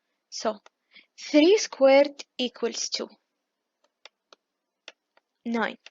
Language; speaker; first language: English; non-native, fluent; Arabic